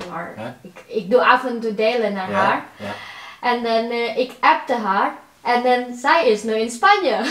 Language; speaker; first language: Dutch; non-native, learner; Indonesian